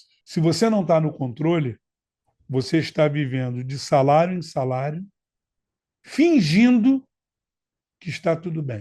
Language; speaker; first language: Portuguese; native; Portuguese